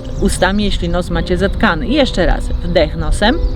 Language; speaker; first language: Polish; native; Polish